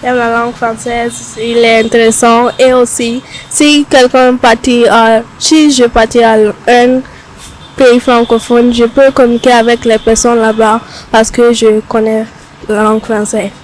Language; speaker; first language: French; non-native, learner; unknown